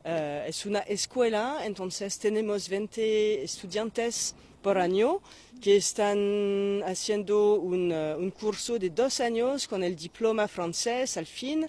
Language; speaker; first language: Spanish; non-native, fluent; French